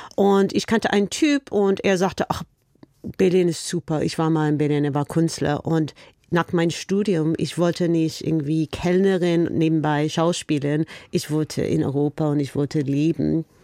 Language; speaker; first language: German; non-native, fluent; English